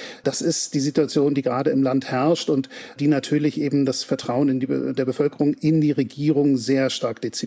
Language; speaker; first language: German; native; German